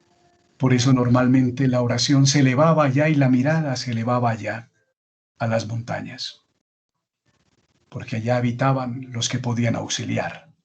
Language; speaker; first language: Spanish; native; Spanish